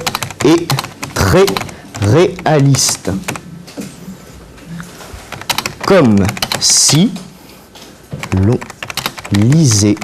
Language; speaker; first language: French; native; French